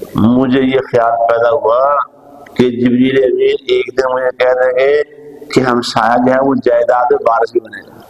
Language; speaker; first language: Urdu; non-native, local second language; Punjabi